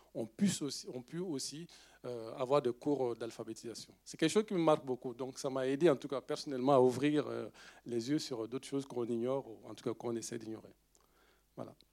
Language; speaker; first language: French; non-native, local second language; Dyula